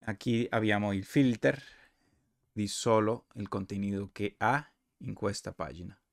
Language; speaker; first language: Italian; non-native, learner; Spanish